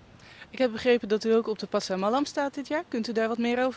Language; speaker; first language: Dutch; native; Dutch